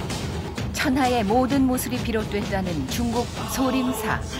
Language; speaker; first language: Korean; native; Korean